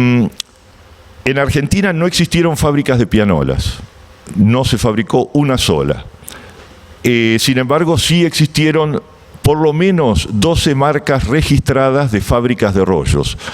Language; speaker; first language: Spanish; native; Spanish